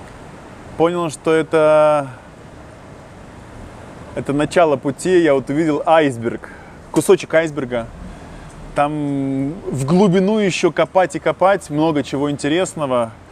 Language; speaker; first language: Russian; native; Russian